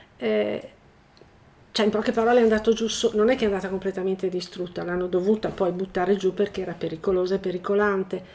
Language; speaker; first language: Italian; native; Italian